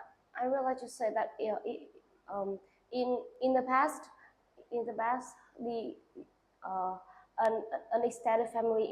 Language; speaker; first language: English; non-native, learner; Vietnamese